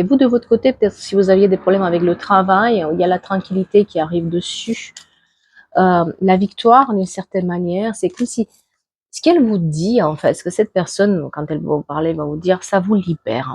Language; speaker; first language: French; native; French